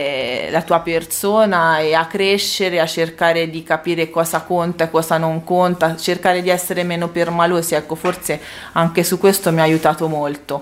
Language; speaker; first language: Italian; native; Italian